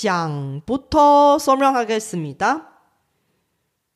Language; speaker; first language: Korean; non-native, fluent; Chinese